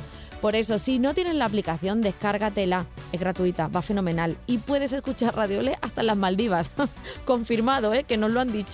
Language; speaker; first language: Spanish; native; Spanish